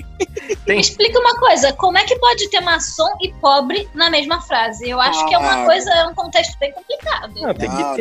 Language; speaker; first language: Portuguese; native; Portuguese